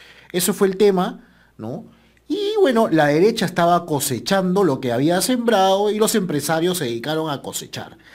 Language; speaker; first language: Spanish; native; Spanish